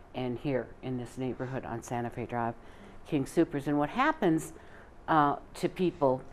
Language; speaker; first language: English; native; English